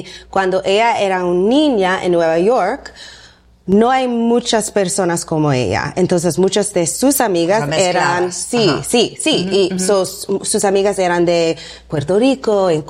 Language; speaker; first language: Spanish; non-native, learner; English